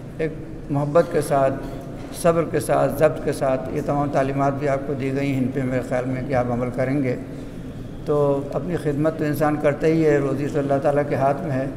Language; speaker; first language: Urdu; native; Urdu